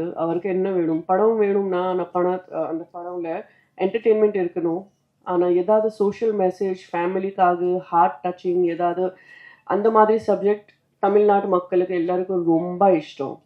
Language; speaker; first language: Tamil; non-native, fluent; Hindi